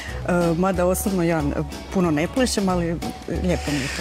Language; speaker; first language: Croatian; native; Croatian